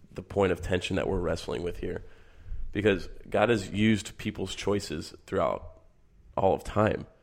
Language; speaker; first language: English; native; English